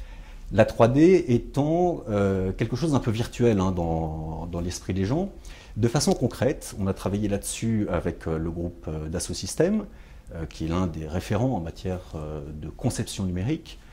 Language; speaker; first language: French; native; French